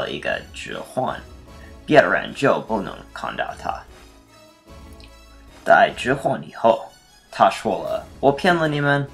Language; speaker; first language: Chinese; non-native, learner; English